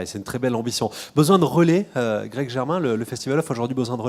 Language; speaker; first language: French; native; French